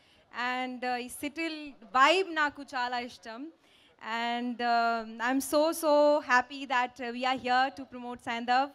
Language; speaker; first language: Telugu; non-native, learner; Hindi